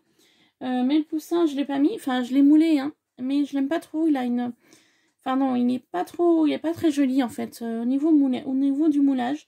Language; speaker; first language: French; native; French